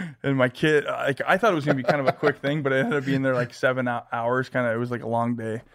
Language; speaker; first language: English; native; English